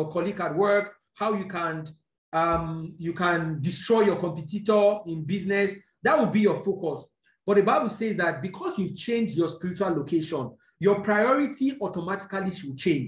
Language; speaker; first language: English; non-native, local second language; Yoruba